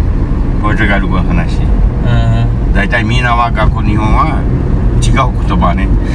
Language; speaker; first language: Japanese; non-native, learner; Portuguese